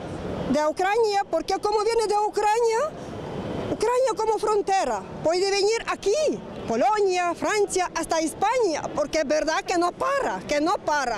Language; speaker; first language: Spanish; non-native, learner; Ukrainian